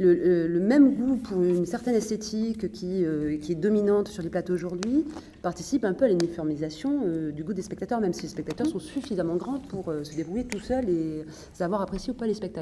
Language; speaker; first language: French; native; French